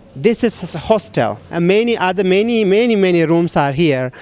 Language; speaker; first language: English; non-native, local second language; Urdu